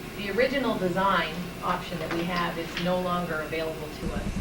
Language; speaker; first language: English; native; English